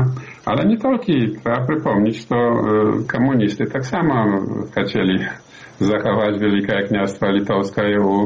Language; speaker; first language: Polish; non-native, learner; Belarusian